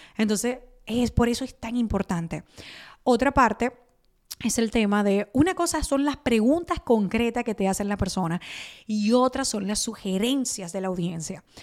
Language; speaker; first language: Spanish; early bilingual, other home language; Italian